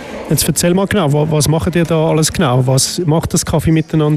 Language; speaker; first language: German; native; German